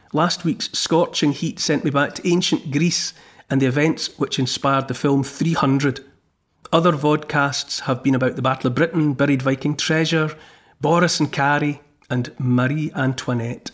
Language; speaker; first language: English; native; English